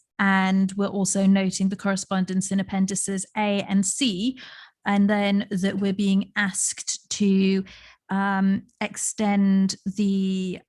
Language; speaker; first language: English; native; English